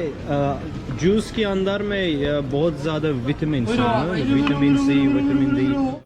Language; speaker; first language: Hindi; non-native, learner; Turkish